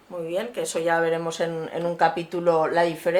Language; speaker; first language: Spanish; native; Spanish